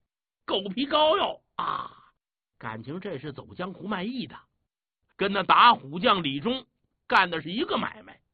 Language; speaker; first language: Chinese; native; Chinese